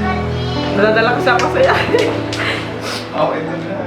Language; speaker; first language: Filipino; non-native, learner; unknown